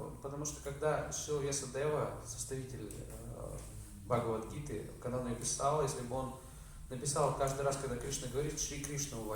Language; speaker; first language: Russian; native; Russian